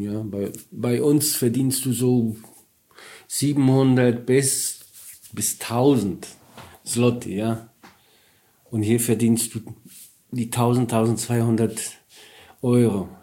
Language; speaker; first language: German; non-native, learner; Polish